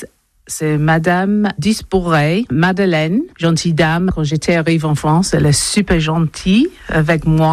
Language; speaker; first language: French; non-native, learner; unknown